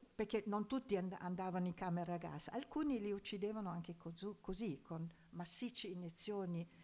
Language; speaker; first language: Italian; non-native, fluent; German